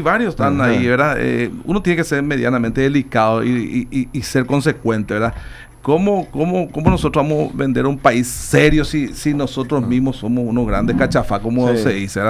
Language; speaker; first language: Spanish; native; Spanish